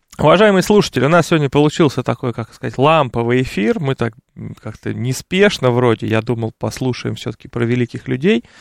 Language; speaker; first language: Russian; native; Russian